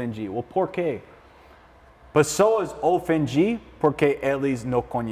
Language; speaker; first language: Portuguese; non-native, learner; English